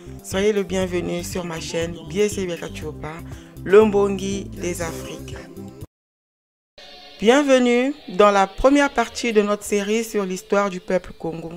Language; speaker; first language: French; non-native, local second language; Kongo